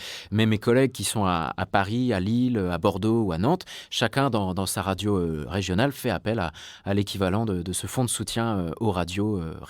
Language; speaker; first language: French; native; French